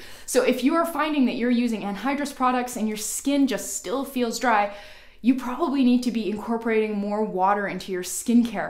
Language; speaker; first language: English; native; English